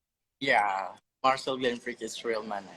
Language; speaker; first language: English; non-native, learner; Indonesian